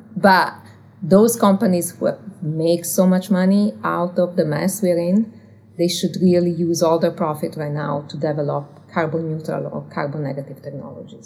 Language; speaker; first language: English; non-native, fluent; Italian